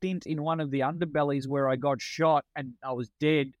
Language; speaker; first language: English; non-native, local second language; Italian